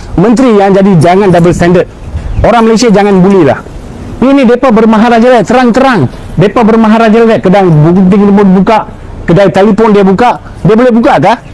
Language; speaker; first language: Malay; native; Malay